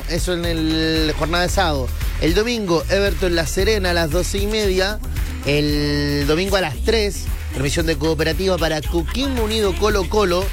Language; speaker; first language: Spanish; native; Spanish